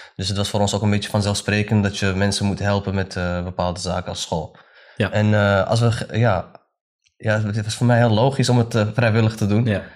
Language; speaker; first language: Dutch; early bilingual, other home language; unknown